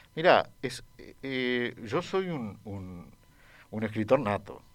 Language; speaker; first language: Spanish; native; Spanish